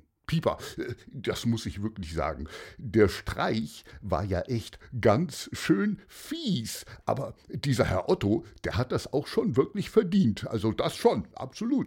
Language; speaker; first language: German; native; German